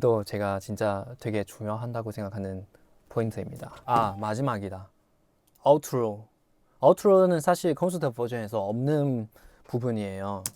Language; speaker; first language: Korean; non-native, fluent; Chinese